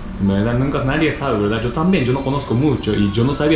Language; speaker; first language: Spanish; non-native, learner; Japanese